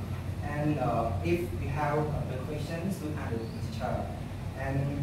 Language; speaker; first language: English; non-native, learner; Khmer